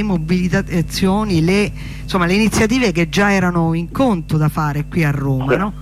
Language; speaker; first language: Italian; native; Italian